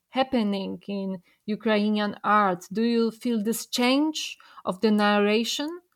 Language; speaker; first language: English; non-native, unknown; Polish